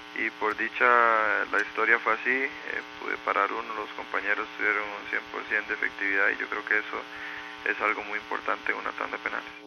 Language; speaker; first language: Spanish; native; Spanish